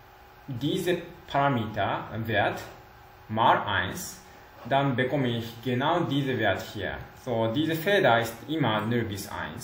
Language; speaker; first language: German; non-native, learner; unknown